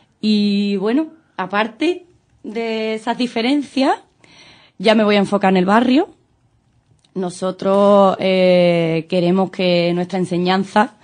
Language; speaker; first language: Spanish; native; Spanish